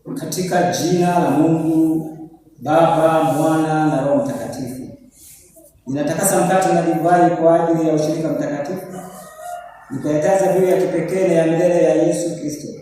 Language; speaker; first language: Swahili; native; Swahili